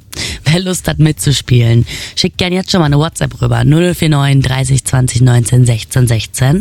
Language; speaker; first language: German; native; German